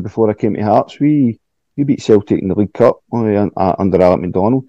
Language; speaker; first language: English; native; English